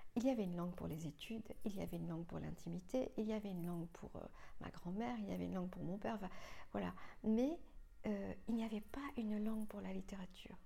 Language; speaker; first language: French; non-native, local second language; Morisyen